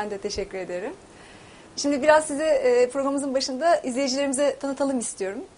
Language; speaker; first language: Turkish; native; Turkish